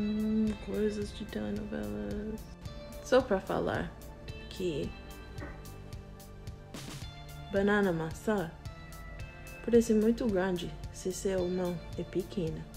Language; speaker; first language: Portuguese; non-native, learner; English